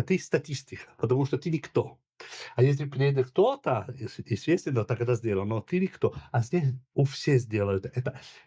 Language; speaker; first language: Russian; non-native, learner; Italian